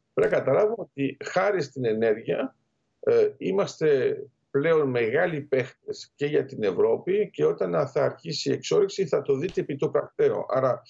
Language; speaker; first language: Greek; native; Greek